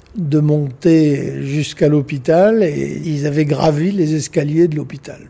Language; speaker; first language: French; native; French